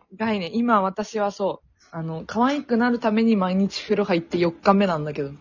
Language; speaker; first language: Japanese; non-native, fluent; Chinese